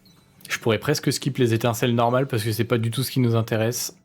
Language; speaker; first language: French; native; French